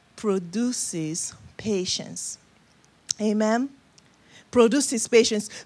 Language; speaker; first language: English; non-native, local second language; Igbo